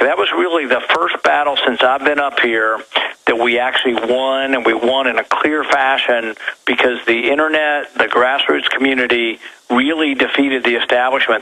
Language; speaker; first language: English; native; English